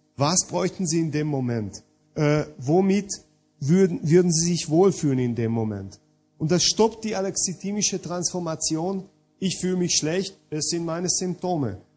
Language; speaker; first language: German; non-native, fluent; Hungarian